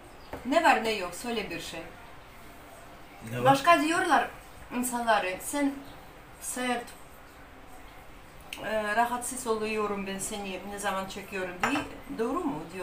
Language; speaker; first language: Turkish; non-native, learner; Russian